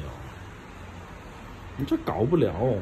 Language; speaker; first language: Chinese; native; Chinese